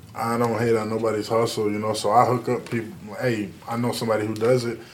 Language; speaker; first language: English; native; English